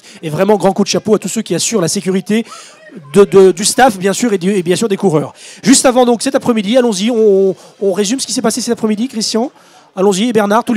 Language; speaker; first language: French; native; French